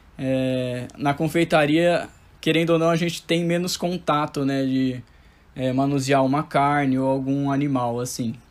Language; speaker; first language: Portuguese; native; Portuguese